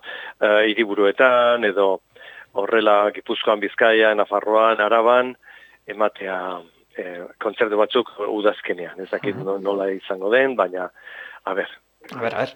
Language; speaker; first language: Basque; non-native, local second language; Spanish